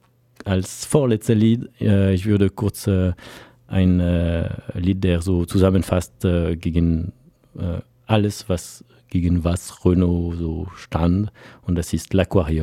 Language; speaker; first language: German; non-native, fluent; French